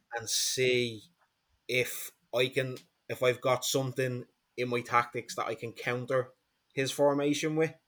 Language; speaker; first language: English; native; English